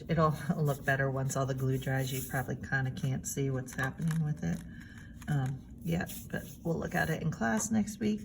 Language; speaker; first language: English; native; English